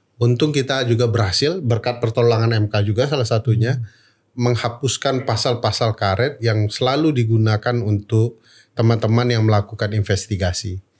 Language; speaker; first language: Indonesian; non-native, local second language; Minangkabau